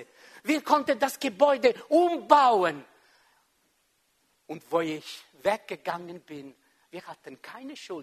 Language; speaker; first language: German; non-native, local second language; French